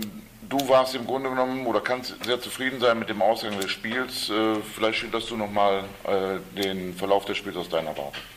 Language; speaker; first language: German; native; German